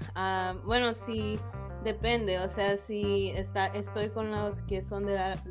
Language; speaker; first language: Spanish; early bilingual, heritage; English